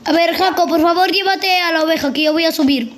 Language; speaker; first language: Spanish; native; Spanish